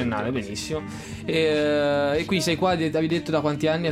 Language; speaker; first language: Italian; native; Italian